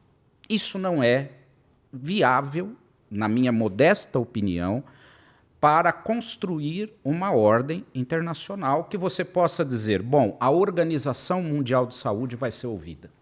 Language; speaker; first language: Portuguese; native; Portuguese